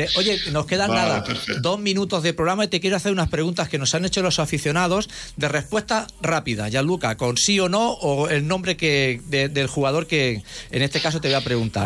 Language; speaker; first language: Spanish; native; Spanish